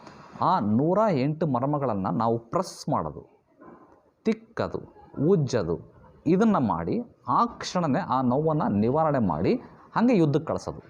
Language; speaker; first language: Kannada; native; Kannada